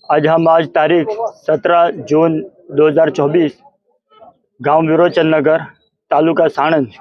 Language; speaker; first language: Urdu; non-native, local second language; Gujarati